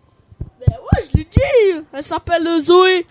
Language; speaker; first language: French; early bilingual, other home language; Albanian